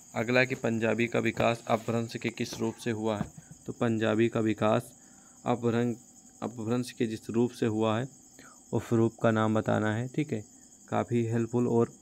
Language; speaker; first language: Hindi; native; Hindi